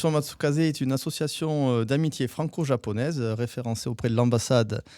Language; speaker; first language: French; native; French